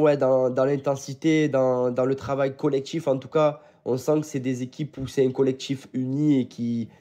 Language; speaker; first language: French; native; French